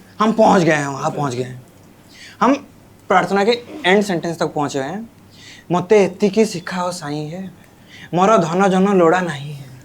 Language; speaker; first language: Hindi; non-native, local second language; Odia